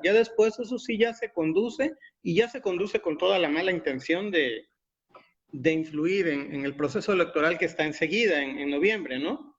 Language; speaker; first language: Spanish; native; Spanish